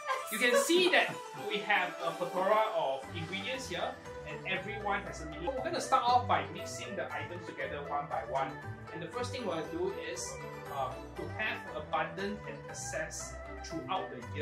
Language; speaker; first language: English; native; English